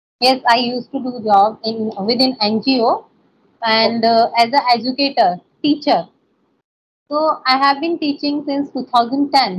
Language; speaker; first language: English; non-native, local second language; Hindi